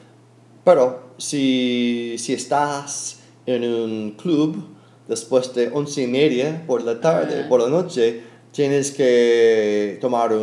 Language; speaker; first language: Spanish; non-native, fluent; English